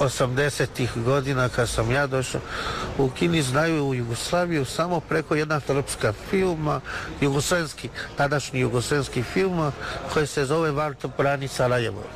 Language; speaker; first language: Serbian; non-native, fluent; Chinese